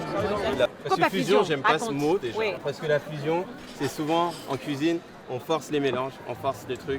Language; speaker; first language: French; native; French